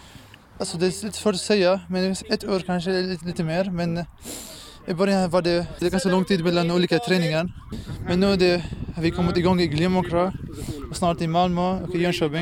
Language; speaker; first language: Swedish; non-native, fluent; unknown